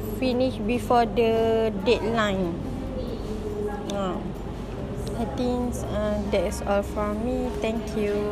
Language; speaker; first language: English; non-native, learner; Malay